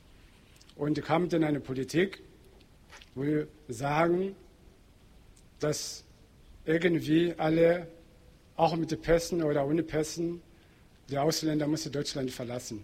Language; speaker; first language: German; non-native, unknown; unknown